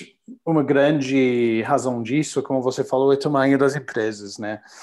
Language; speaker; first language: Portuguese; non-native, learner; English